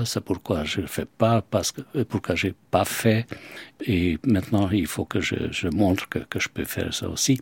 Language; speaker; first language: French; non-native, fluent; Hungarian